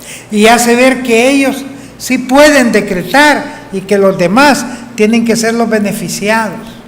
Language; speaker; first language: Spanish; native; Spanish